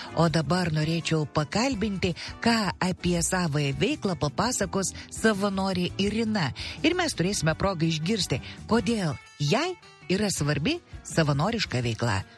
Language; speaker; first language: Lithuanian; native; Lithuanian